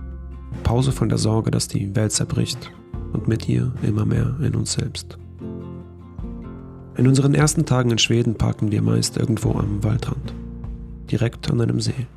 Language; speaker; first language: German; native; German